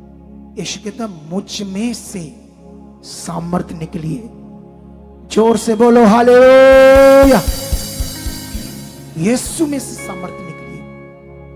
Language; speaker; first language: Hindi; native; Hindi